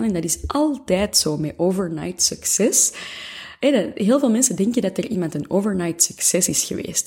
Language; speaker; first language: Dutch; native; Dutch